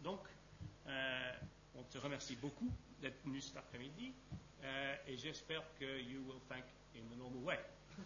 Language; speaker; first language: French; non-native, fluent; English